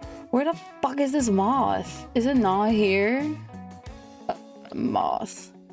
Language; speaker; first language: English; non-native, fluent; Italian